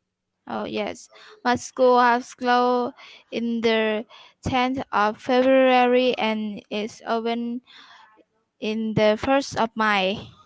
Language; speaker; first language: English; non-native, learner; Vietnamese